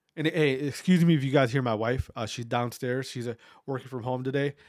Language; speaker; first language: English; native; English